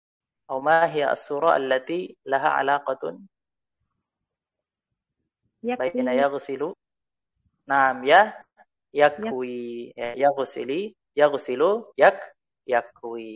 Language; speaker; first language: Arabic; non-native, fluent; Indonesian